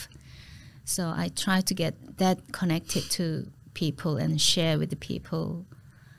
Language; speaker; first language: English; non-native, fluent; Korean